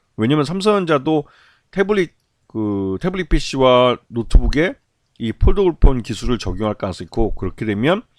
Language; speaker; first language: Korean; native; Korean